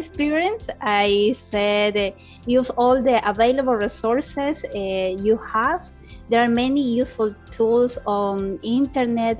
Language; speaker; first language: English; non-native, learner; Spanish